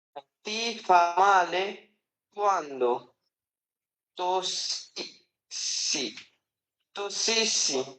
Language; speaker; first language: Italian; non-native, learner; Bangla